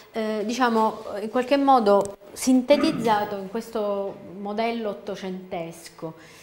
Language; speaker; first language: Italian; native; Italian